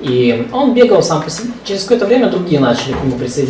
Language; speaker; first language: Russian; native; Russian